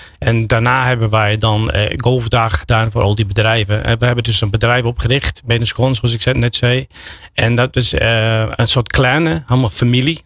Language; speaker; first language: Dutch; non-native, fluent; English